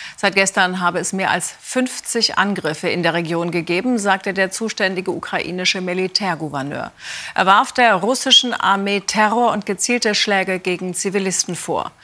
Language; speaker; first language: German; native; German